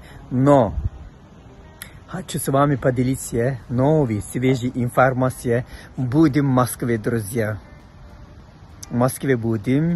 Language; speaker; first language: Russian; non-native, fluent; Turkish